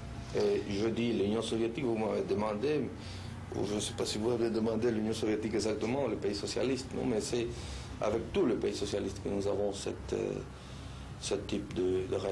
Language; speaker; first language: French; non-native, fluent; Spanish